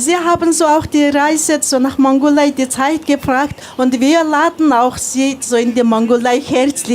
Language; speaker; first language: German; non-native, learner; Mongolian